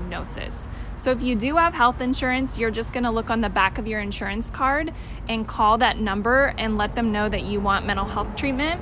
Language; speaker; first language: English; native; English